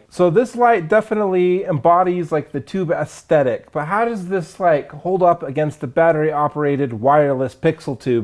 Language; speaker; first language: English; native; English